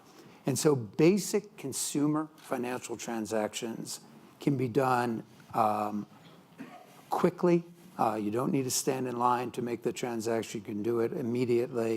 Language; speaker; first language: English; native; English